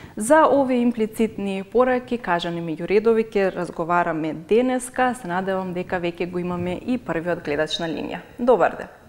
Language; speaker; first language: Macedonian; native; Macedonian